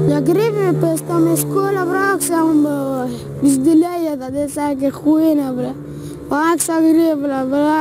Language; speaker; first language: Latvian; early bilingual, heritage; Latvian